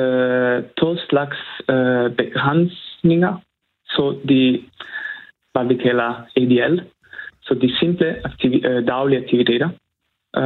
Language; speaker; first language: Danish; non-native, fluent; Italian